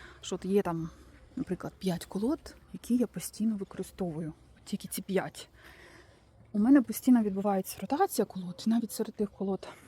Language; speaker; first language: Ukrainian; native; Ukrainian